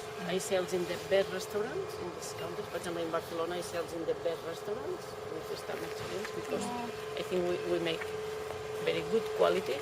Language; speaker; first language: English; non-native, learner; Catalan